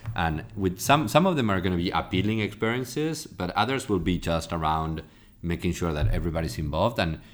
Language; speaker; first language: English; non-native, fluent; Spanish